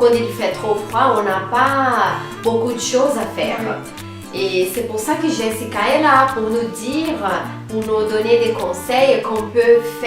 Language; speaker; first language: French; non-native, fluent; Portuguese